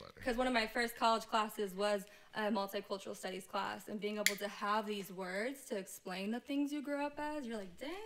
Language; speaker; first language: English; native; English